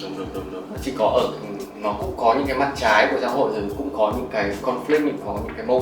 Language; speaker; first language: Vietnamese; native; Vietnamese